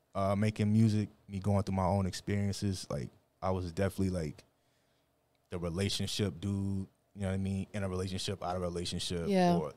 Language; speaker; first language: English; native; English